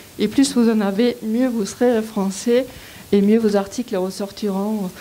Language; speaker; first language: French; non-native, fluent; German